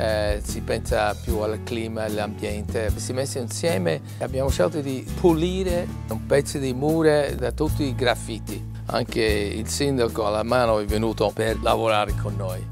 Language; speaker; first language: Italian; non-native, learner; English